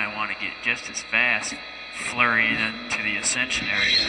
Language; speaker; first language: English; native; English